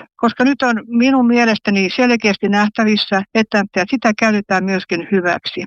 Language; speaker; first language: Finnish; native; Finnish